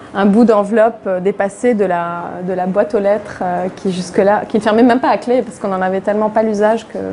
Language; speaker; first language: French; non-native, local second language; Arabic